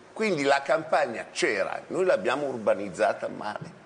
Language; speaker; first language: Italian; native; Italian